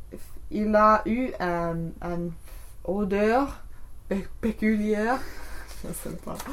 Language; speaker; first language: French; non-native, learner; English